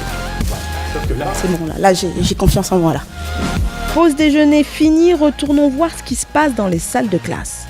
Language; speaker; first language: French; native; French